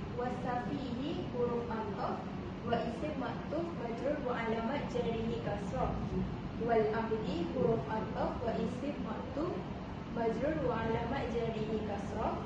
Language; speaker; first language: Arabic; non-native, learner; Malay